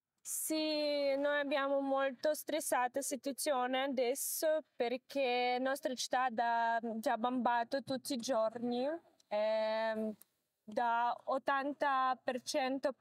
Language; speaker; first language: Italian; non-native, learner; Ukrainian